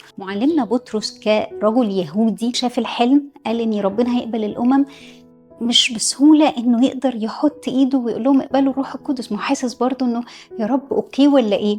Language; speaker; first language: Arabic; native; Arabic